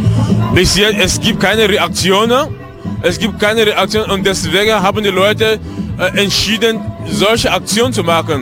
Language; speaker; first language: German; non-native, learner; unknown